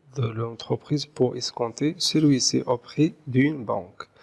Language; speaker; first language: French; non-native, local second language; Arabic